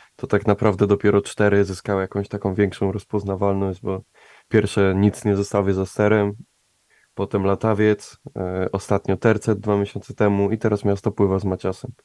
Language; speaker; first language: Polish; native; Polish